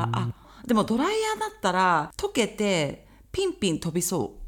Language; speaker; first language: Japanese; native; Japanese